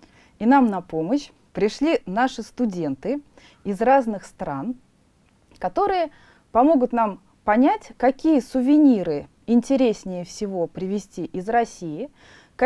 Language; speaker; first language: Russian; native; Russian